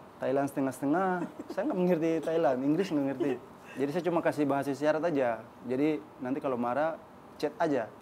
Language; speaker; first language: Indonesian; native; Indonesian